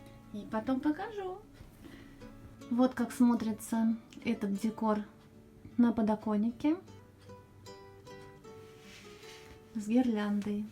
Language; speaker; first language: Russian; native; Russian